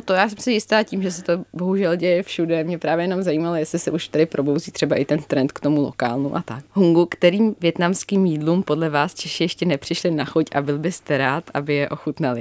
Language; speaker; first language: Czech; native; Czech